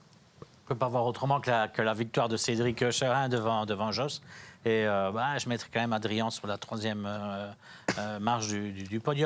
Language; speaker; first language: French; native; French